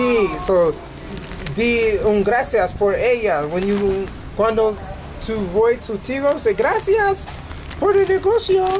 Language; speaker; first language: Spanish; non-native, learner; English